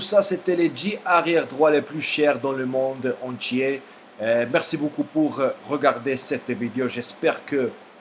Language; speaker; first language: French; non-native, fluent; Spanish